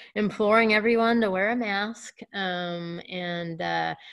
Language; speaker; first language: English; native; English